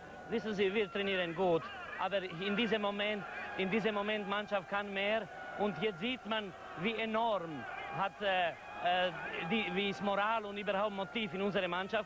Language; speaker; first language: German; non-native, fluent; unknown